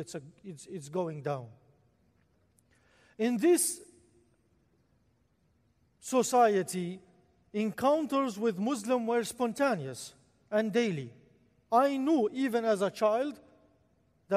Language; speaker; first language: English; non-native, fluent; Arabic